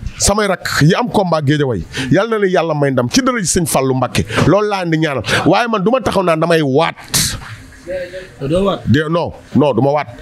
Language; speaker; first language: Wolof; native; Wolof